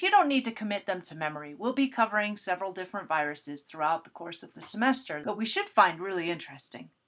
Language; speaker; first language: English; native; English